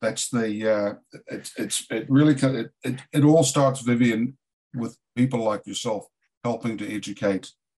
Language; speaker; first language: English; native; English